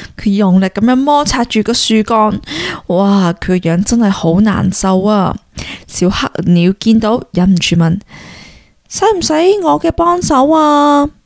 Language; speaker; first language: Cantonese; early bilingual, heritage; Cantonese